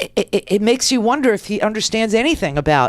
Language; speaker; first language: English; native; English